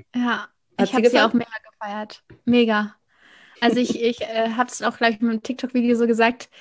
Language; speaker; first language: German; native; German